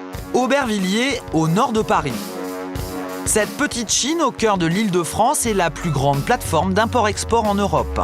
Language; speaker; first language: French; native; French